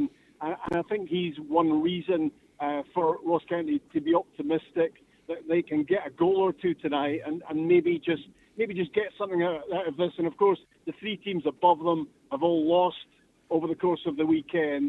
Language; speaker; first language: English; native; English